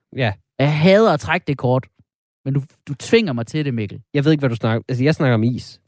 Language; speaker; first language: Danish; native; Danish